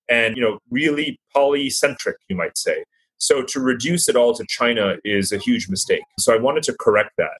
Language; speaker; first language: English; native; English